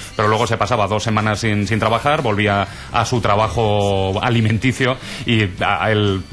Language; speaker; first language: Spanish; native; Spanish